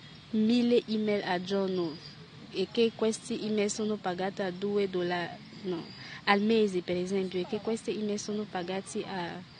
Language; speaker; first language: Italian; non-native, learner; French